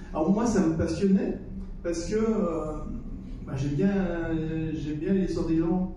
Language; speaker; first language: French; native; French